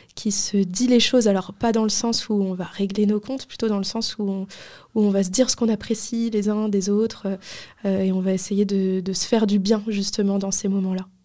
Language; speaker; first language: French; native; French